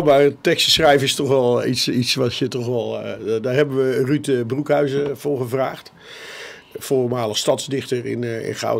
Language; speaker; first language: Dutch; native; Dutch